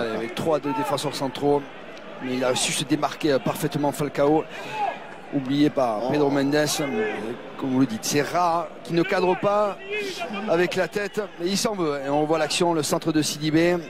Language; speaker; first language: French; native; French